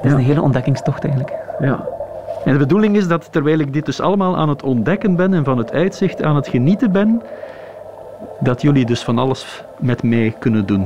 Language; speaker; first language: Dutch; native; Dutch